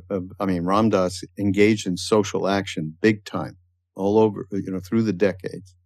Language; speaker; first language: English; native; English